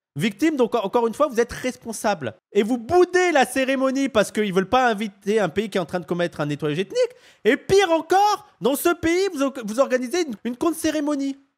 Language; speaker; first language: French; native; French